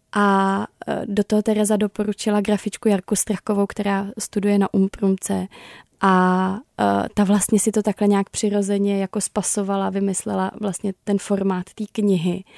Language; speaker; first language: Czech; native; Czech